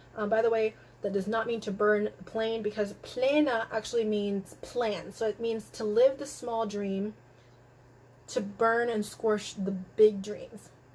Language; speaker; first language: English; native; English